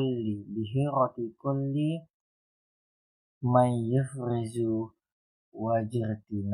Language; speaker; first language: Arabic; non-native, learner; Indonesian